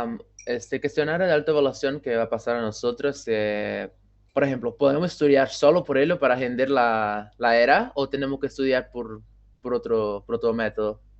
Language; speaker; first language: Spanish; non-native, learner; Portuguese